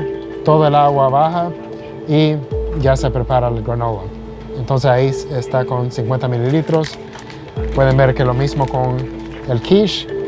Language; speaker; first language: Spanish; early bilingual, heritage; Spanish